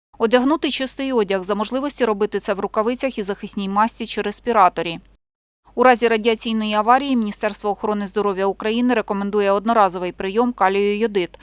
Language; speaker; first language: Ukrainian; native; Ukrainian